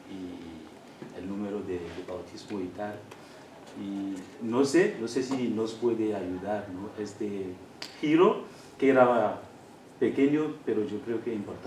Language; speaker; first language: Spanish; non-native, fluent; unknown